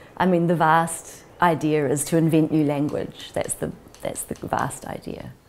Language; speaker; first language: English; native; English